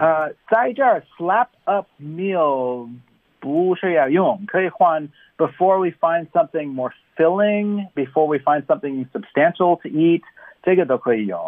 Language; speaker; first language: Chinese; non-native, fluent; English